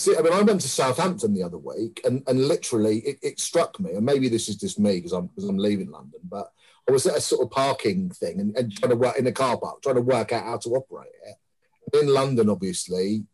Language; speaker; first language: English; native; English